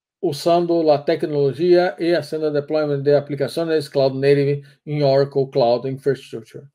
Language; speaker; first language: Spanish; non-native, learner; Portuguese